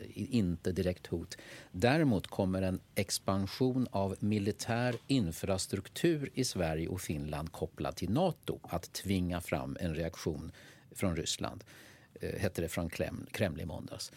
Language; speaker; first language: Swedish; native; Swedish